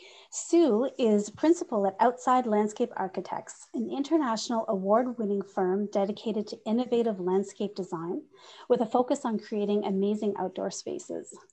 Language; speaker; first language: English; native; English